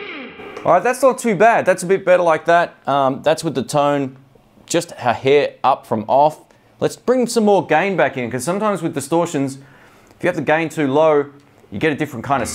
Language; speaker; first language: English; native; English